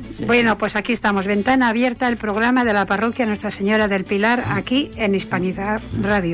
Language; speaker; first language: Spanish; native; Spanish